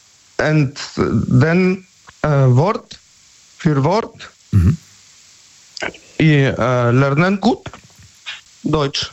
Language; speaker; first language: German; non-native, learner; Polish